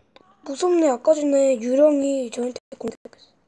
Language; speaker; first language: Korean; native; Korean